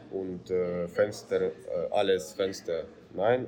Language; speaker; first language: German; non-native, learner; Ukrainian